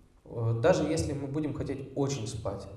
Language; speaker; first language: Russian; native; Russian